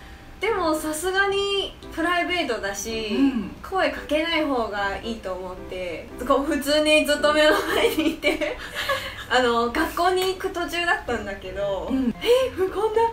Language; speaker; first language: Japanese; non-native, fluent; Chinese